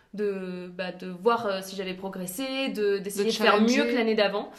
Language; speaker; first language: French; native; French